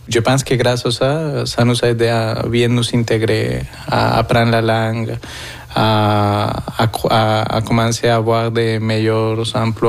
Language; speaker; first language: French; non-native, fluent; Spanish